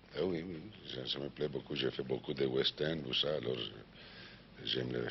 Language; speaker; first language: French; non-native, learner; Spanish